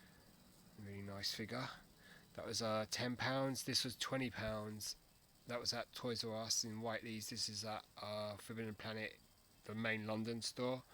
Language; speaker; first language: English; native; English